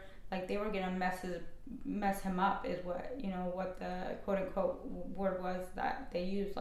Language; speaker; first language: English; native; English